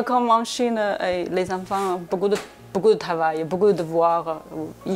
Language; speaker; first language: French; non-native, learner; Chinese